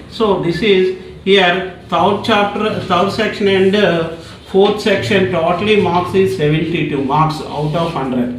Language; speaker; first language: English; non-native, local second language; Telugu